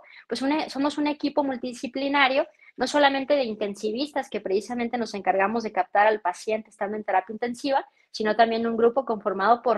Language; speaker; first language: Spanish; native; Spanish